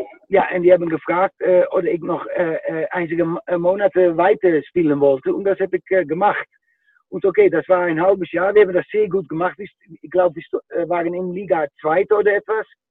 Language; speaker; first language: German; non-native, fluent; Dutch